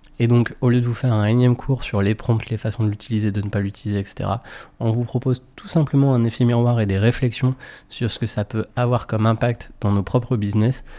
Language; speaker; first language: French; native; French